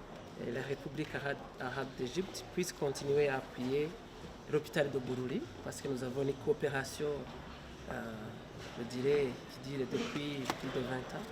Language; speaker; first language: French; non-native, local second language; Rundi